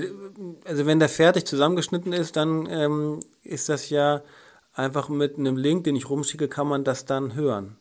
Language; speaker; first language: German; native; German